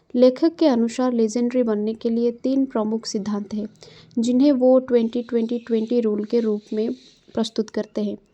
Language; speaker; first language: Hindi; non-native, local second language; Odia